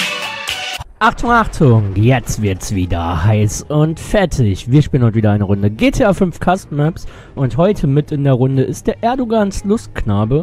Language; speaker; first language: German; native; German